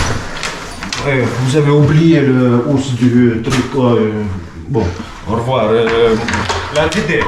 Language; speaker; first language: French; non-native, fluent; Romanian